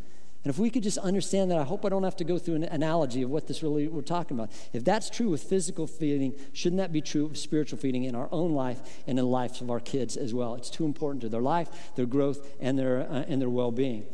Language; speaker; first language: English; native; English